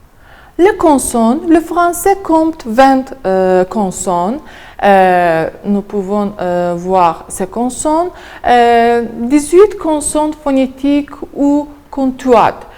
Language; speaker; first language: French; non-native, fluent; Azerbaijani